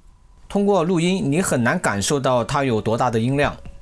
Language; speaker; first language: Chinese; native; Chinese